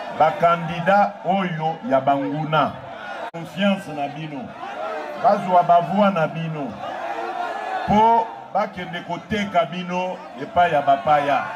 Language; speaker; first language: Lingala; non-native, local second language; Luba-Lulua